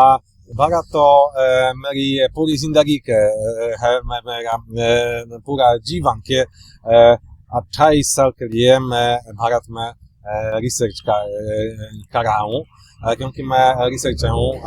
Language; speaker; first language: Hindi; non-native, learner; Polish